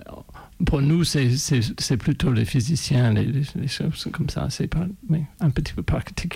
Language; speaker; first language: French; non-native, fluent; English